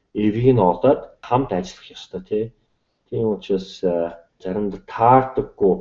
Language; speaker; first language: Mongolian; non-native, fluent; English